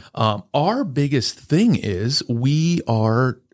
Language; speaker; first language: English; native; English